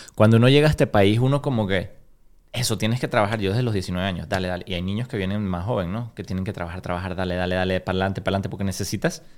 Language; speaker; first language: Spanish; native; Spanish